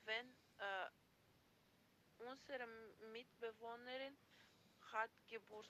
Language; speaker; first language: German; non-native, learner; Macedonian